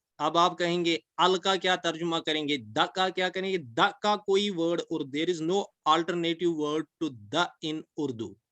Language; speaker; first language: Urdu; non-native, local second language; Kashmiri